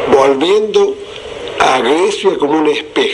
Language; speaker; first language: Spanish; native; Spanish